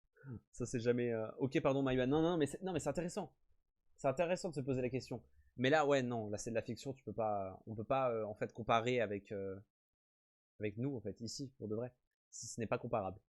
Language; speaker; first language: French; native; French